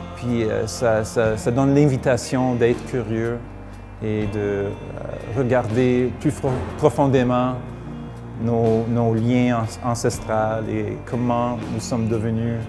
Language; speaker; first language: French; non-native, fluent; English